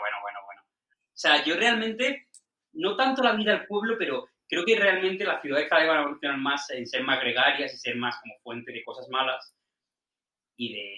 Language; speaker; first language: Spanish; native; Spanish